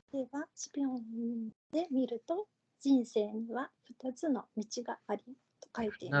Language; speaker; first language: Japanese; non-native, fluent; Korean